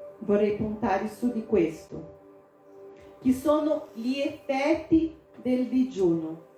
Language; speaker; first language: Italian; non-native, fluent; Portuguese